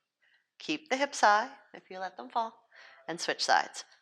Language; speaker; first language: English; native; English